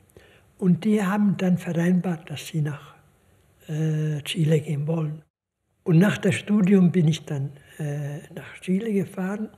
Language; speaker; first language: German; non-native, fluent; Hungarian